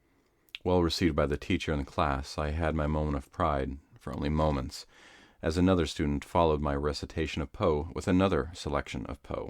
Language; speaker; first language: English; native; English